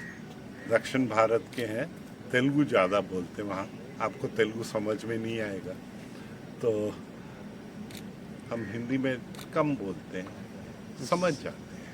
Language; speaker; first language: Hindi; non-native, local second language; Telugu